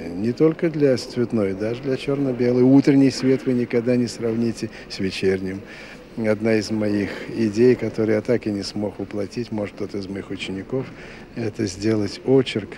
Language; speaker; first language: Russian; native; Russian